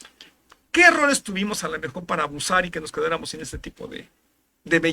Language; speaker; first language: Spanish; native; Spanish